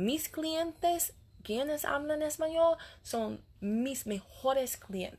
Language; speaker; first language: Spanish; non-native, learner; English